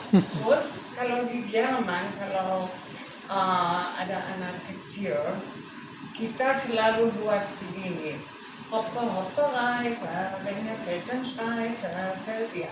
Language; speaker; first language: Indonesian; non-native, fluent; German